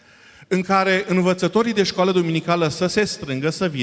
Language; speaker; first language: Romanian; non-native, fluent; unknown